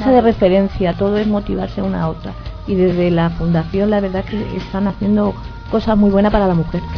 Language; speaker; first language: Spanish; native; Spanish